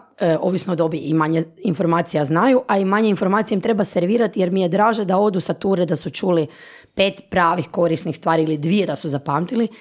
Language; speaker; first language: Croatian; native; Croatian